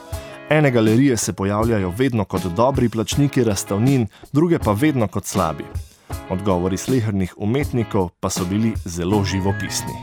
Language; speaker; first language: Slovenian; native; Slovenian